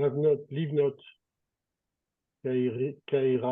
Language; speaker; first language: Hebrew; non-native, learner; French